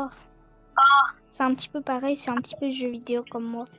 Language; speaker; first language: French; native; French